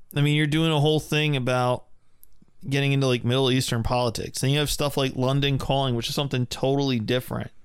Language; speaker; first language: English; early bilingual, other home language; German